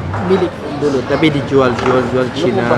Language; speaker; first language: Indonesian; non-native, learner; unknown